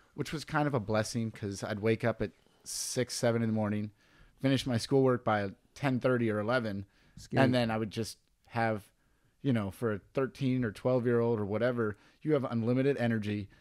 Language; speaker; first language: English; native; English